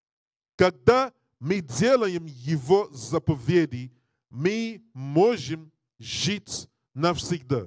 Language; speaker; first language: Russian; non-native, learner; English